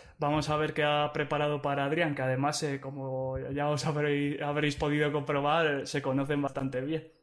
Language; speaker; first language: Spanish; native; Spanish